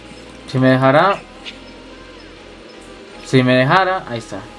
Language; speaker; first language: Spanish; native; Spanish